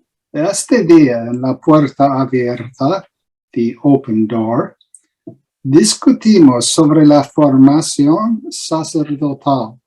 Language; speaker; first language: Spanish; non-native, learner; English